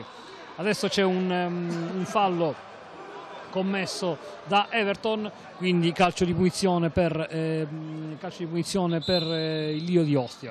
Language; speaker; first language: Italian; native; Italian